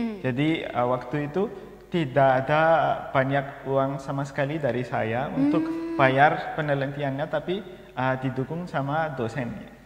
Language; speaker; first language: Indonesian; non-native, fluent; Malagasy